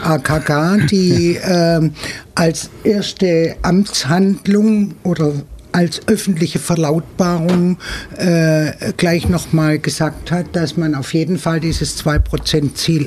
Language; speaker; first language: German; native; German